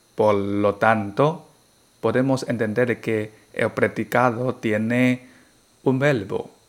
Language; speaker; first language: Spanish; non-native, fluent; Chinese